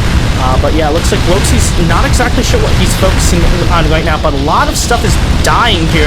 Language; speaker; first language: English; native; English